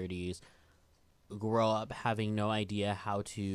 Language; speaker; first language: English; native; English